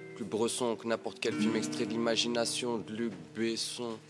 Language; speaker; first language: French; native; French